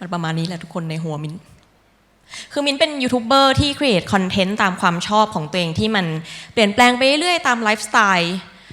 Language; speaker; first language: Thai; native; Thai